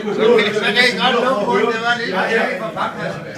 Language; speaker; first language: Danish; native; Danish